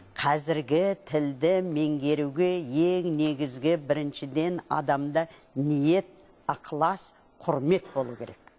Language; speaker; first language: Kazakh; native; Kazakh